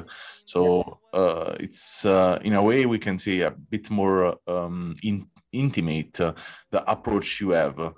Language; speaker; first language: English; non-native, learner; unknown